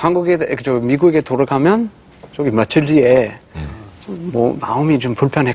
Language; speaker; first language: Korean; non-native, fluent; English